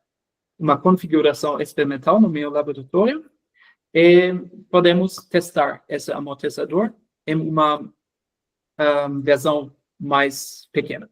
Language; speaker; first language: Portuguese; non-native, fluent; German